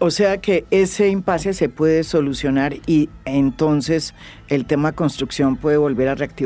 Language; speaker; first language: Spanish; native; Spanish